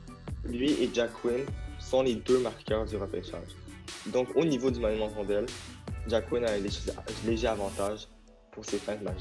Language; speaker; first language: French; native; French